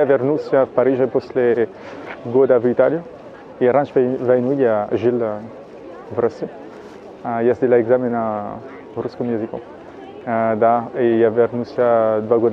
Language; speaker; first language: Russian; non-native, learner; French